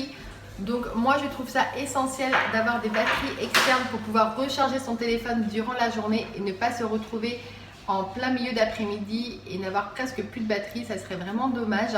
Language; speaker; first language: French; native; French